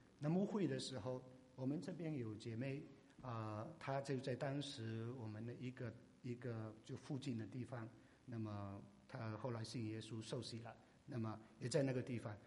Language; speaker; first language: Chinese; non-native, local second language; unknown